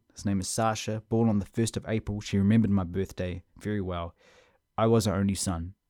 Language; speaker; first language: English; native; English